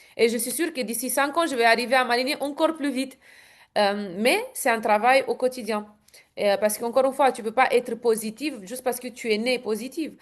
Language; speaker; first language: French; non-native, fluent; Romanian